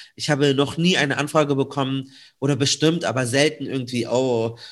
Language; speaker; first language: German; native; German